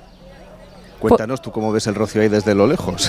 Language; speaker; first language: Spanish; native; Spanish